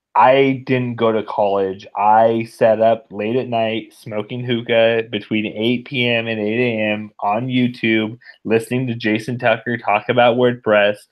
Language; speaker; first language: English; native; English